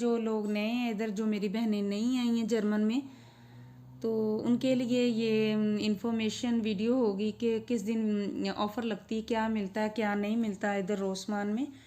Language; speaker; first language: Urdu; non-native, local second language; Punjabi